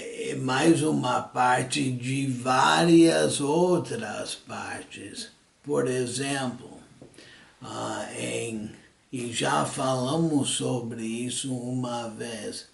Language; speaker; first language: Portuguese; early bilingual, other home language; English